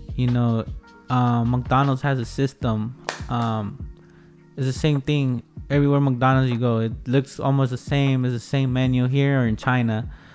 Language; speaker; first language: English; early bilingual, other home language; Spanish